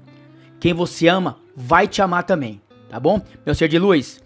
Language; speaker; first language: Portuguese; native; Portuguese